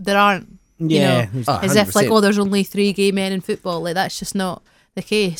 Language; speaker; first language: English; native; English